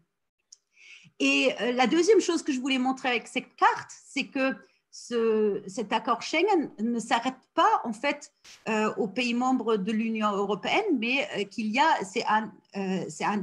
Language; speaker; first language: French; non-native, fluent; German